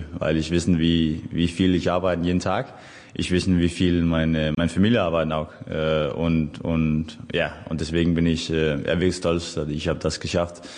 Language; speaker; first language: German; non-native, fluent; Danish